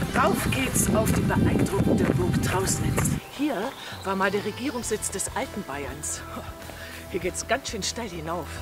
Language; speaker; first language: German; native; German